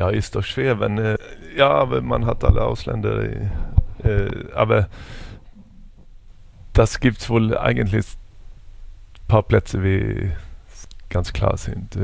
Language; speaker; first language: German; non-native, fluent; Swedish